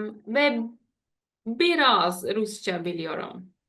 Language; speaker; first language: Turkish; non-native, learner; German